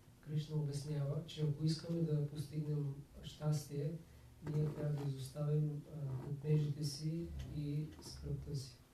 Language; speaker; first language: Bulgarian; native; Bulgarian